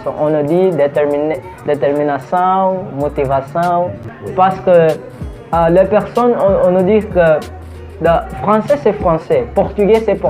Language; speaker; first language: French; non-native, learner; Portuguese